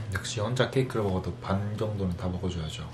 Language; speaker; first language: Korean; native; Korean